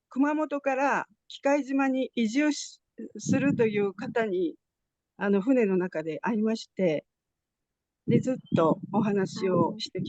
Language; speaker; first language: Japanese; native; Japanese